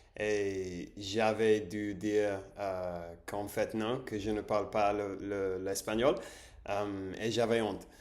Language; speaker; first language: French; non-native, learner; English